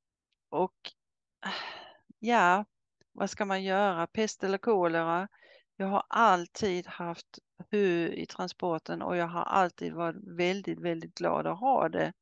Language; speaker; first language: Swedish; native; Swedish